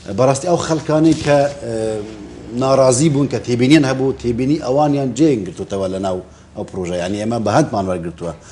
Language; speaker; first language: Central Kurdish; non-native, local second language; Kurdish